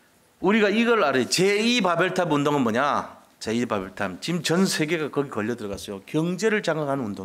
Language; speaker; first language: Korean; native; Korean